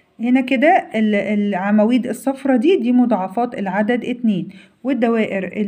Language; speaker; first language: Arabic; native; Arabic